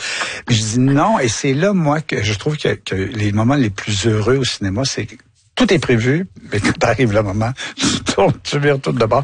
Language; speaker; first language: French; native; French